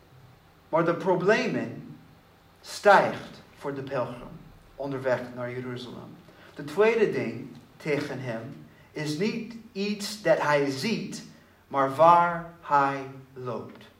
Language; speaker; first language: Dutch; non-native, learner; English